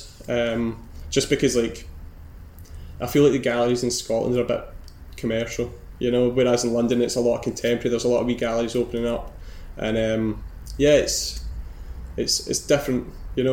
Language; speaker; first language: English; native; English